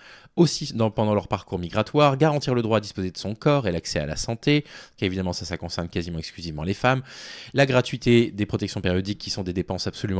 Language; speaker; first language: French; native; French